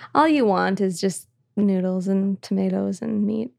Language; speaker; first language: English; early bilingual, other home language; Italian